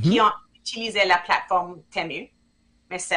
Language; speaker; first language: French; non-native, fluent; English